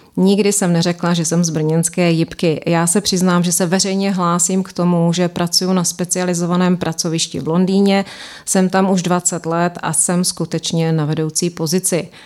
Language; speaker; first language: Czech; native; Czech